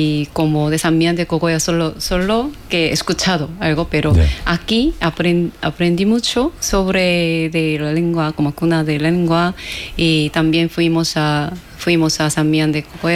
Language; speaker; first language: Spanish; non-native, fluent; Korean